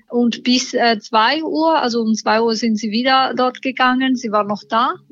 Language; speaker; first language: German; non-native, fluent; Italian